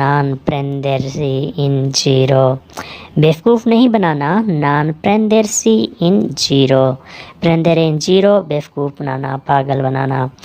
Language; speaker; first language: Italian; non-native, learner; Urdu